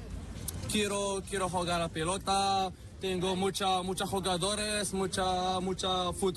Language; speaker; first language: Spanish; non-native, learner; Arabic